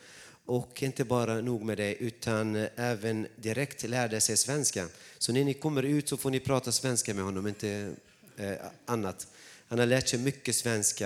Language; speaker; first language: Swedish; non-native, fluent; Arabic